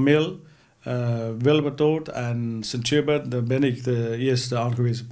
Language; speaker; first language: Dutch; non-native, fluent; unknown